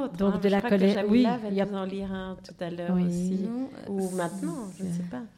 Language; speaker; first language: French; native; French